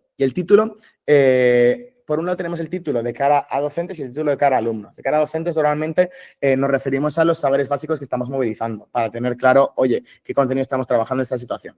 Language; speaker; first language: Spanish; native; Spanish